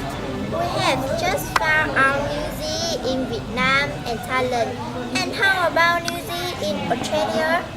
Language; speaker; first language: English; non-native, learner; Vietnamese